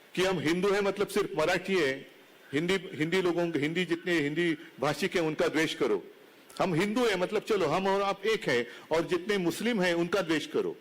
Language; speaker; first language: Hindi; non-native, local second language; Marathi